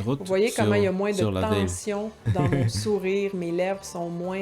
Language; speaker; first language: French; native; French